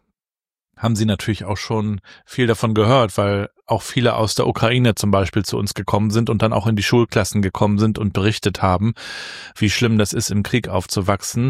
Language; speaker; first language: German; native; German